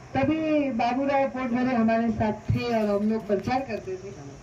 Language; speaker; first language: Hindi; non-native, local second language; Marathi